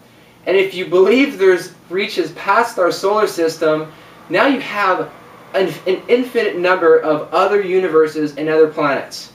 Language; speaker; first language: English; native; English